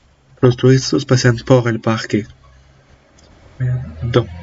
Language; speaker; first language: Spanish; non-native, learner; French